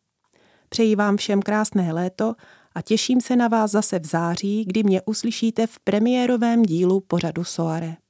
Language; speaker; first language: Czech; native; Czech